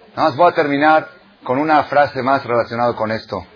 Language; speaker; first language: Spanish; native; Spanish